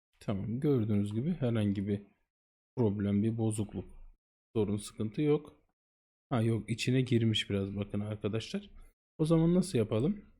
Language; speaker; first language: Turkish; native; Turkish